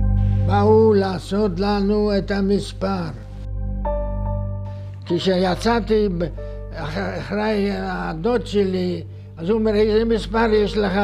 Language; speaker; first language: Hebrew; non-native, fluent; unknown